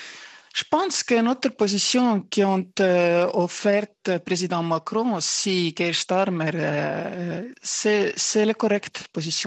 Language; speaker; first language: French; non-native, fluent; Estonian